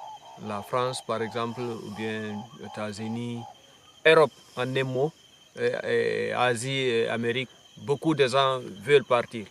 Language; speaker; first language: French; non-native, local second language; Fula